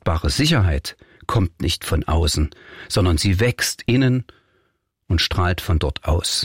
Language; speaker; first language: German; native; German